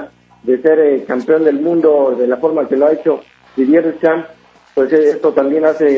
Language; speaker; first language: Spanish; native; Spanish